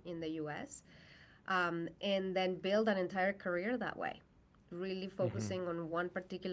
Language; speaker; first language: English; non-native, fluent; Spanish